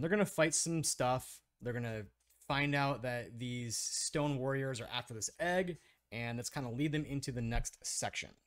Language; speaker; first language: English; native; English